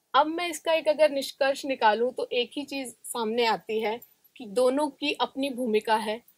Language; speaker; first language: Hindi; native; Hindi